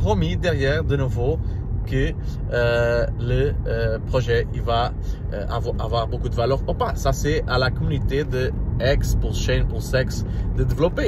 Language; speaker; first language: French; non-native, learner; Portuguese